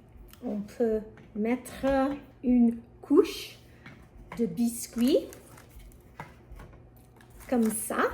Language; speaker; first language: French; non-native, learner; English